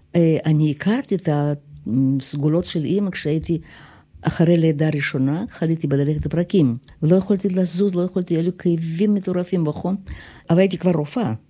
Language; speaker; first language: Hebrew; non-native, fluent; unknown